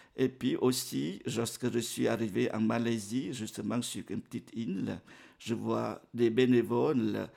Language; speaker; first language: French; non-native, fluent; Vietnamese